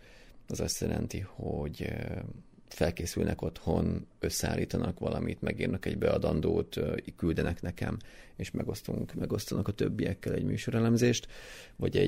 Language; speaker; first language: Hungarian; native; Hungarian